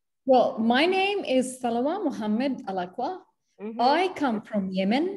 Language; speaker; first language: English; non-native, fluent; Arabic